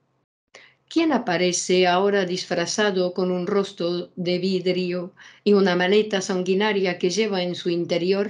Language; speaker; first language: Spanish; native; Spanish